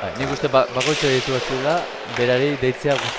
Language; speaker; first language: Basque; native; Basque